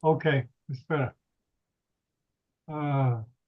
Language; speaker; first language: Spanish; non-native, learner; English